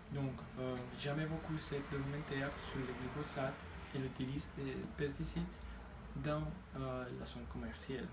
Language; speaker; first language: French; non-native, learner; Spanish